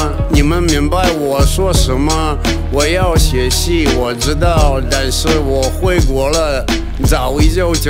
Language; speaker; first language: Chinese; non-native, learner; Russian